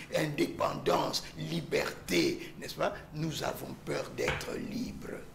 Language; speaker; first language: French; non-native, local second language; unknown